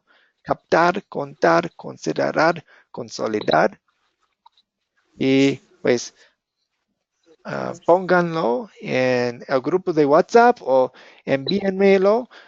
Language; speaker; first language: Spanish; non-native, fluent; English